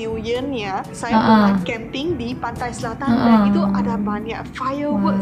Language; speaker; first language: Indonesian; non-native, fluent; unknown